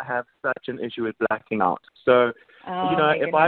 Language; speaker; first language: English; native; English